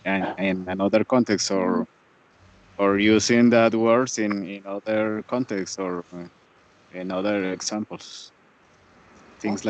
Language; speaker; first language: English; non-native, learner; Spanish